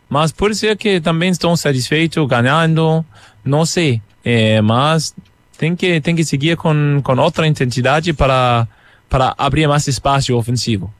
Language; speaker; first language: Portuguese; non-native, fluent; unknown